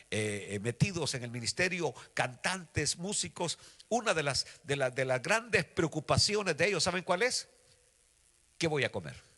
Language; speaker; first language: Spanish; native; Spanish